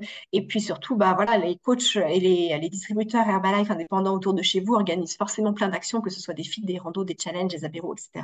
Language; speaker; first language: French; native; French